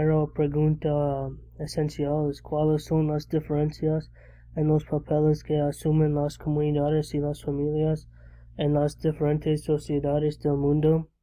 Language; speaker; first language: Spanish; non-native, learner; English